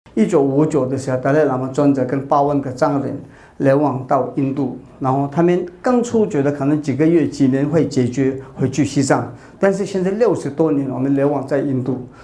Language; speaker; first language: Chinese; non-native, fluent; Tibetan